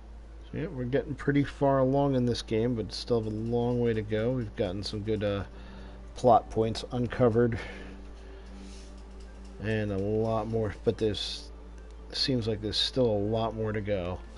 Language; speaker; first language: English; native; English